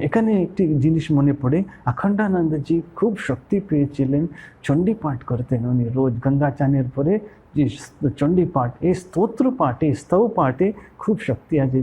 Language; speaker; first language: Bangla; non-native, local second language; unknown